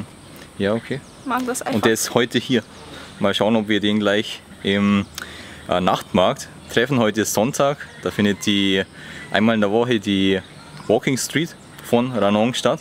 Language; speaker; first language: German; native; German